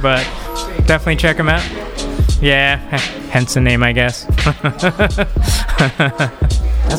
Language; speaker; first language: English; native; English